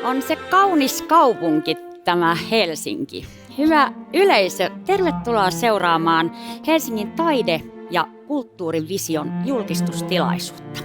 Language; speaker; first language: Finnish; native; Finnish